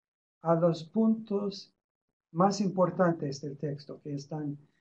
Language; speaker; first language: Spanish; non-native, fluent; English